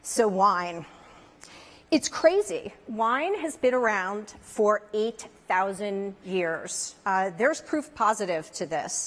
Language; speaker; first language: English; native; English